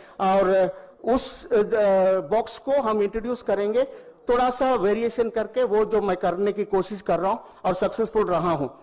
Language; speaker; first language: Hindi; non-native, local second language; Tamil